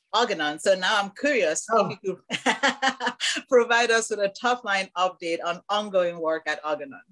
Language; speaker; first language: English; non-native, local second language; Igbo